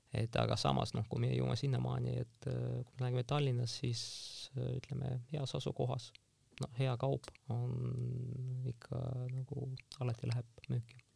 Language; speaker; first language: Estonian; non-native, local second language; Russian